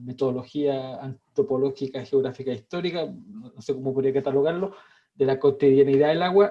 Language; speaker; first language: Spanish; native; Spanish